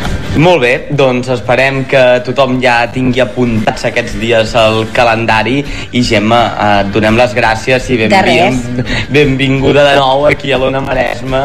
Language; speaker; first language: Catalan; native; Catalan